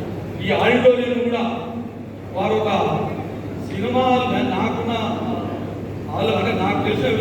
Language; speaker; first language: Telugu; native; Telugu